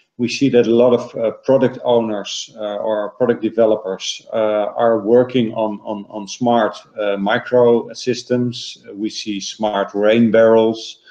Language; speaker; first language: English; non-native, fluent; Dutch